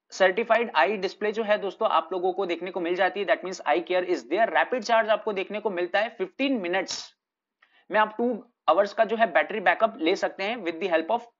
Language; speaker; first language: Hindi; native; Hindi